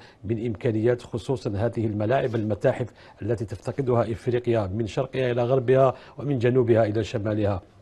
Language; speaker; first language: Arabic; native; Arabic